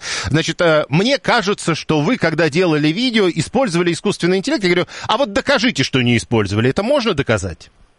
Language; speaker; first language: Russian; native; Russian